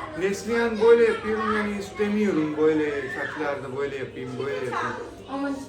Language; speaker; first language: Turkish; non-native, learner; Urdu